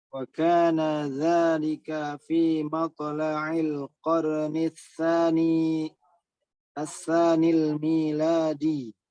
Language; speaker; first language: Arabic; non-native, learner; Indonesian